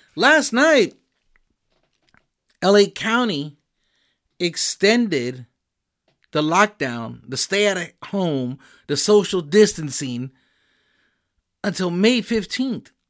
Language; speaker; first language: English; early bilingual, other home language; Spanish